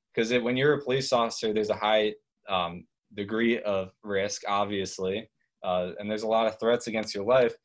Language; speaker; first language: English; native; English